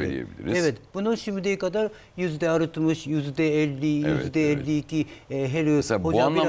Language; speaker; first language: Turkish; non-native, learner; Japanese